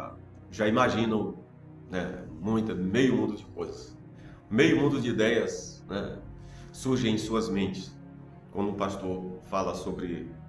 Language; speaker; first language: Portuguese; native; Portuguese